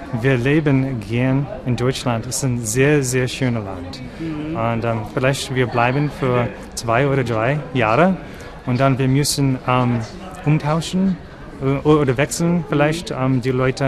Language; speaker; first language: German; non-native, learner; English